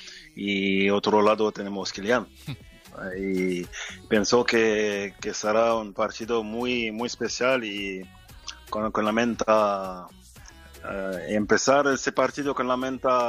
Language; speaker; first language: Spanish; non-native, fluent; French